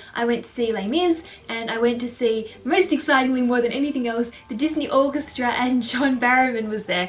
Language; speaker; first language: English; native; English